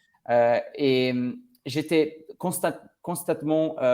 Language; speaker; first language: French; non-native, learner; Portuguese